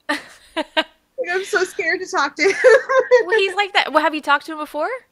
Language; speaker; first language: English; native; English